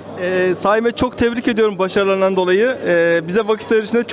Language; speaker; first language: Turkish; native; Turkish